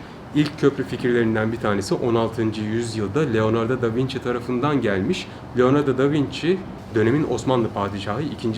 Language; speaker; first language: Turkish; native; Turkish